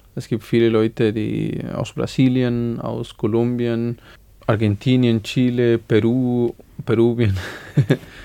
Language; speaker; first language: German; non-native, learner; Spanish